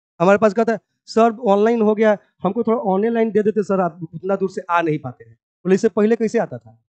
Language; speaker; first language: Hindi; native; Hindi